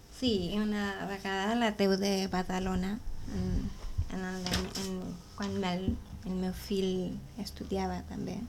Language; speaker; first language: Catalan; non-native, learner; Spanish